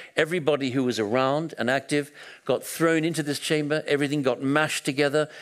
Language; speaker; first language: English; native; English